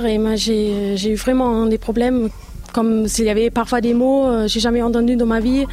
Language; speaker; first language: French; non-native, fluent; German